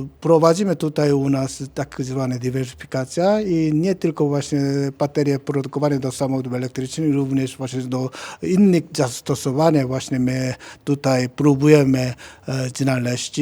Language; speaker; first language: Polish; non-native, learner; Korean